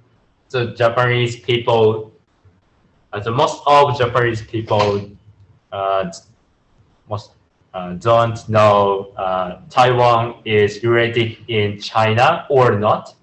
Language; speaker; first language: English; non-native, learner; Japanese